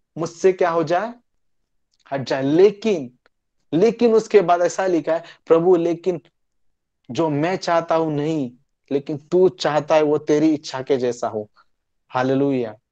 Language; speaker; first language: Hindi; non-native, local second language; Marathi